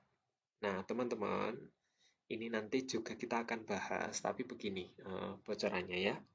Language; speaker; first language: Indonesian; native; Indonesian